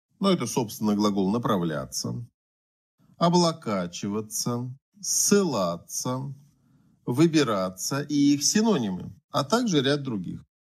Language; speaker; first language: Russian; native; Russian